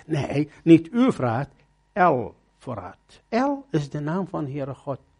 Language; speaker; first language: Dutch; non-native, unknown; Arabic